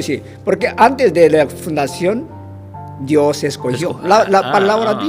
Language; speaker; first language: Spanish; non-native, fluent; Korean